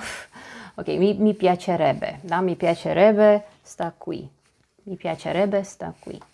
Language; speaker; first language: Italian; non-native, learner; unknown